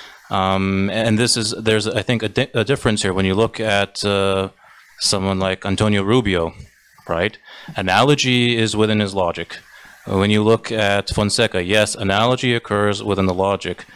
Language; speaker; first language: English; native; English